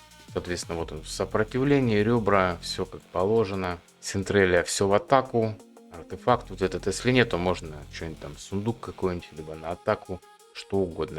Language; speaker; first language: Russian; native; Russian